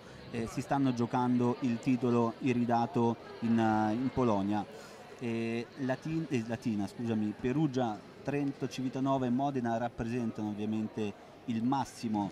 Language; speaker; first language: Italian; native; Italian